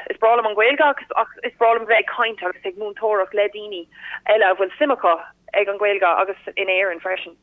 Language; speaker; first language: Irish; non-native, local second language; English